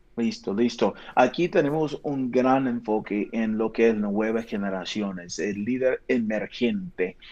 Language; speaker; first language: Spanish; non-native, fluent; English